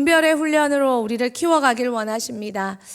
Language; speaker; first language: Korean; native; Korean